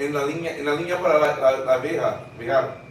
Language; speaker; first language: Spanish; non-native, learner; English